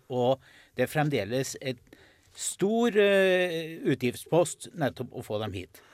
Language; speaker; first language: Norwegian; native; Norwegian